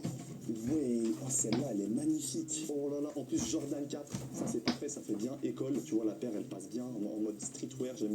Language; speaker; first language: French; native; French